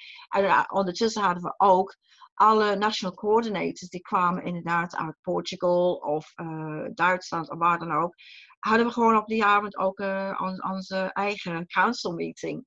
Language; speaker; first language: Dutch; non-native, fluent; English